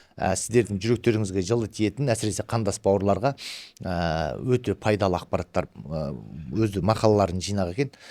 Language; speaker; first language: Kazakh; early bilingual, heritage; Kazakh